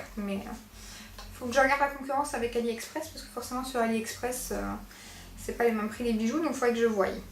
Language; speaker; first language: French; native; French